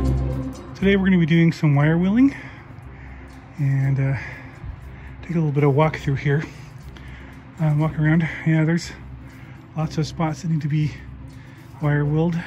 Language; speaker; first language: English; native; English